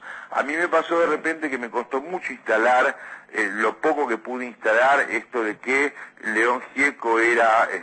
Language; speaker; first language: Spanish; native; Spanish